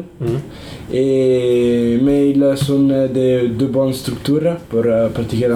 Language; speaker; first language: French; non-native, learner; Italian